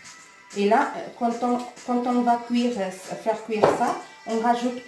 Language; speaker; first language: French; non-native, local second language; Arabic